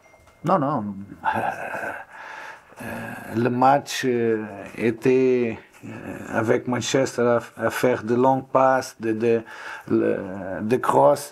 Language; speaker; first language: French; non-native, learner; Portuguese